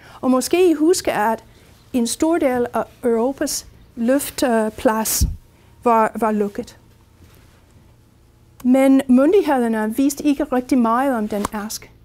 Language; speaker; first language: Danish; non-native, fluent; English